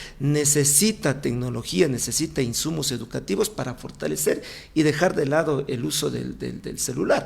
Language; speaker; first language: Spanish; native; Spanish